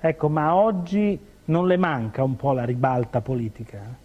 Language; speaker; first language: Italian; native; Italian